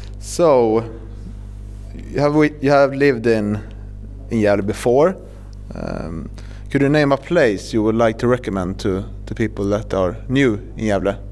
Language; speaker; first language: English; non-native, fluent; Swedish